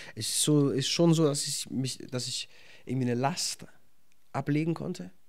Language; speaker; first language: German; native; German